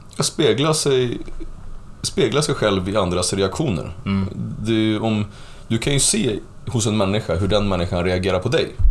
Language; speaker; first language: Swedish; native; Swedish